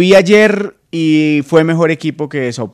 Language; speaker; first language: Spanish; native; Spanish